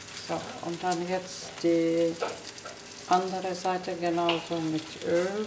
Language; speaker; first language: German; non-native, fluent; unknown